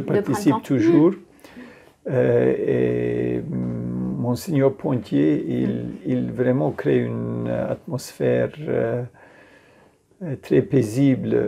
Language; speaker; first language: French; non-native, fluent; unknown